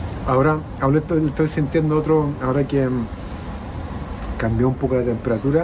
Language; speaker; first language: Spanish; native; Spanish